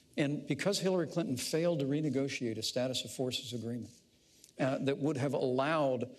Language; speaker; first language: English; native; English